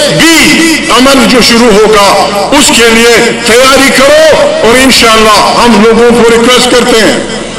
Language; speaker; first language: Urdu; non-native, local second language; Pashto